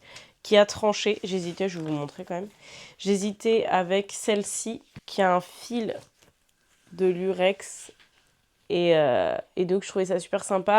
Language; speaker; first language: French; native; French